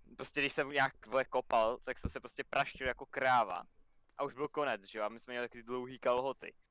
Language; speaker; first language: Czech; native; Czech